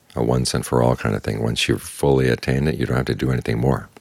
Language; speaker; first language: English; native; English